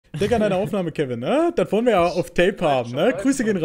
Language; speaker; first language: German; native; German